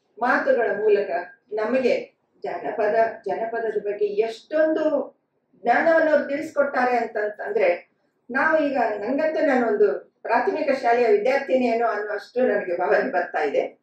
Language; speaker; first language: Kannada; native; Kannada